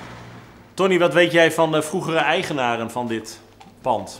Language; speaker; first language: Dutch; native; Dutch